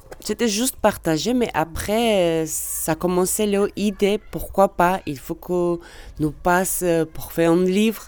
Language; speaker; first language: French; non-native, learner; Georgian